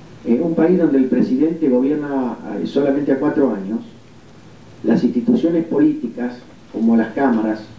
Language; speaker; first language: Spanish; native; Spanish